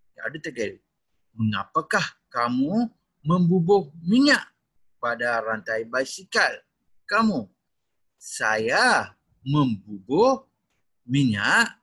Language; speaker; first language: Malay; native; Malay